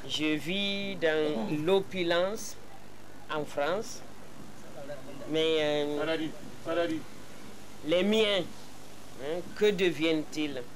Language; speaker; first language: French; non-native, local second language; Hausa